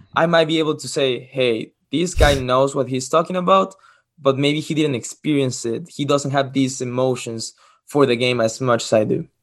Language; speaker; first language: English; non-native, fluent; Spanish